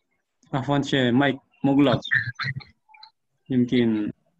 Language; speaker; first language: Arabic; non-native, fluent; Indonesian